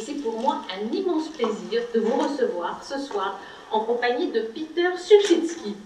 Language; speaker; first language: French; native; French